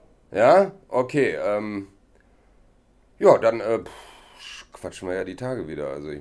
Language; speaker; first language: German; native; German